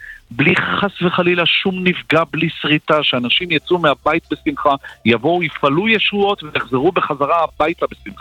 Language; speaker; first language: Hebrew; native; Hebrew